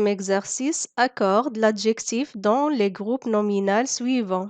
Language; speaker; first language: French; non-native, local second language; Arabic